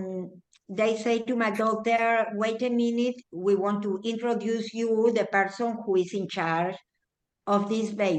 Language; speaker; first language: English; non-native, learner; Spanish